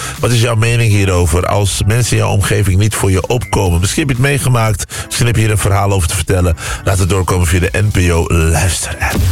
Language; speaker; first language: Dutch; native; Dutch